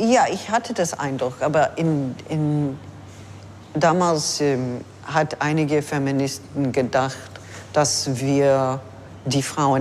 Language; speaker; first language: German; non-native, fluent; English